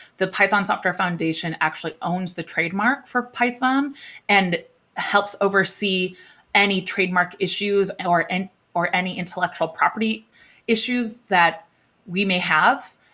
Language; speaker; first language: English; native; English